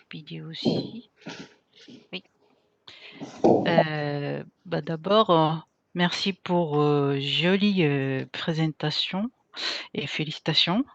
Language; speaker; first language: French; non-native, fluent; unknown